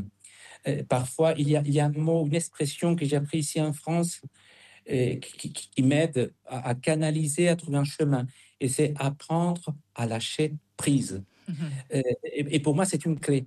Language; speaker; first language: French; non-native, fluent; Spanish